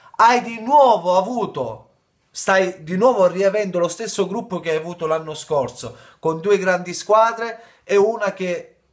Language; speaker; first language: Italian; native; Italian